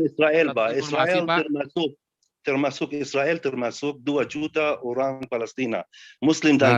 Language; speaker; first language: Indonesian; non-native, learner; Arabic